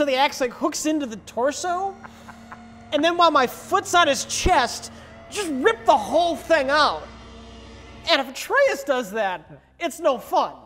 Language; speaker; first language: English; native; English